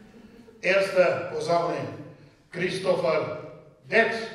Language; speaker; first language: German; non-native, fluent; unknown